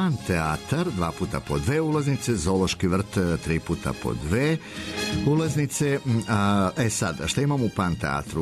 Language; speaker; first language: Serbian; native; Serbian